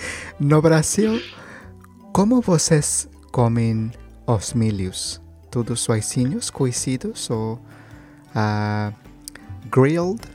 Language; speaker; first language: Portuguese; non-native, learner; Spanish